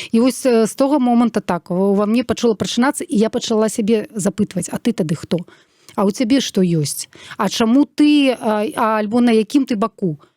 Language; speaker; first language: Belarusian; non-native, local second language; Russian